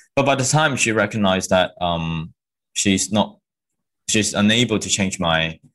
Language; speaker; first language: English; non-native, local second language; Cantonese